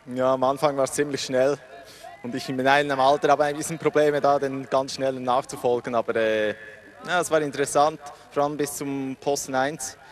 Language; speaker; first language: German; native; German